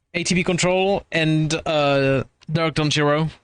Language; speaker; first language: English; non-native, fluent; French